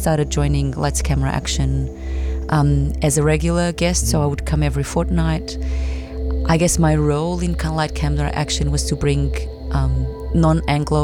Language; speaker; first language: English; non-native, fluent; Portuguese